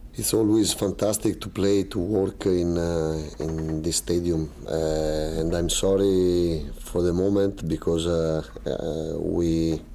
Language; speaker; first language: English; non-native, learner; Italian